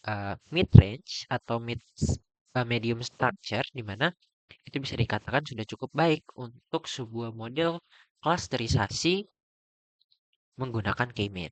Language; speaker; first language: Indonesian; native; Indonesian